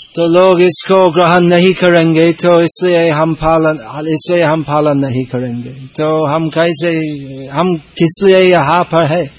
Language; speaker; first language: Hindi; non-native, fluent; English